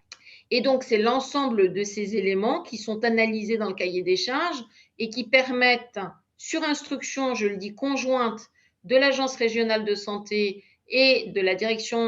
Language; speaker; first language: French; native; French